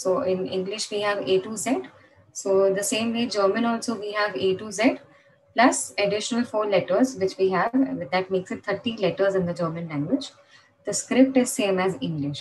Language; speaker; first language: English; non-native, local second language; Marathi